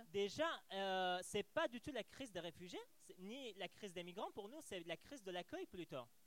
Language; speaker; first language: French; non-native, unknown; Persian